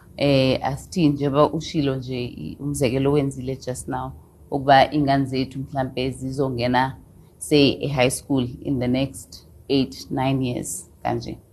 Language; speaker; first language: Xhosa; non-native, local second language; Zulu